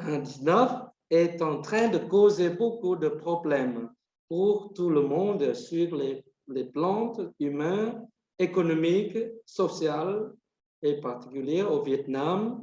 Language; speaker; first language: French; non-native, fluent; Vietnamese